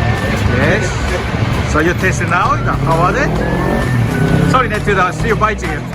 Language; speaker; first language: English; non-native, learner; Japanese